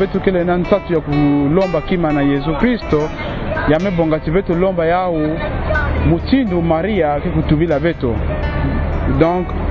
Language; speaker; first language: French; non-native, local second language; Kongo